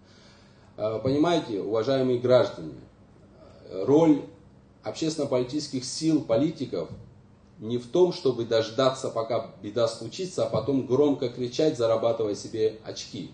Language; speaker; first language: Russian; native; Russian